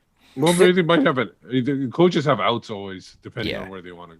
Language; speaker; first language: English; native; English